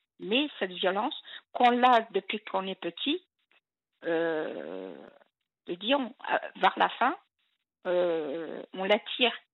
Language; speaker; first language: French; non-native, local second language; Arabic